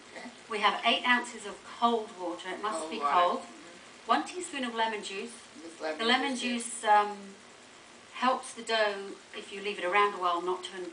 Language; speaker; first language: English; native; English